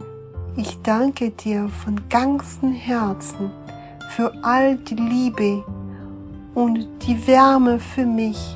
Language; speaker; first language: German; non-native, fluent; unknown